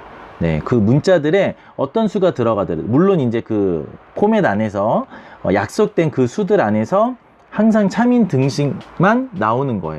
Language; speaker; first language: Korean; native; Korean